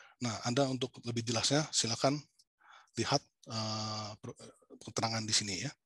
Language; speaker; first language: Indonesian; native; Indonesian